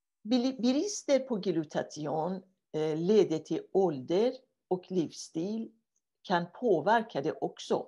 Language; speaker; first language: Swedish; non-native, fluent; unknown